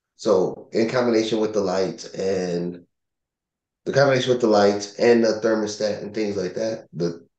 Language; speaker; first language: English; native; English